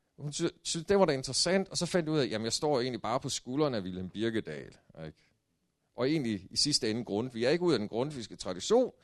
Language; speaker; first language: Danish; native; Danish